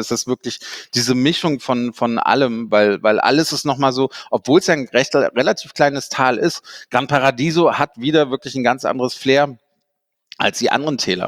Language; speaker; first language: German; native; German